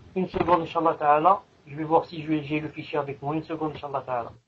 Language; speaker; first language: French; non-native, local second language; Arabic